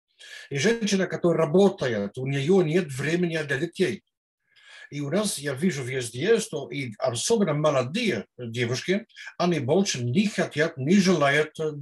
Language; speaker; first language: Russian; non-native, fluent; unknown